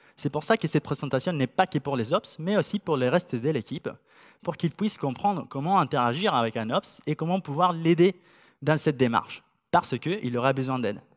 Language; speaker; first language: French; non-native, fluent; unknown